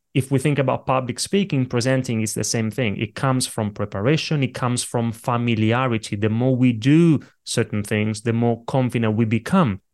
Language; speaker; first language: English; non-native, fluent; Italian